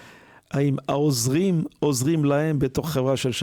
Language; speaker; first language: Hebrew; non-native, learner; French